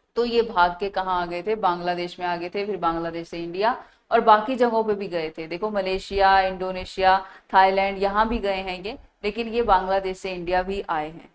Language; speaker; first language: Hindi; native; Hindi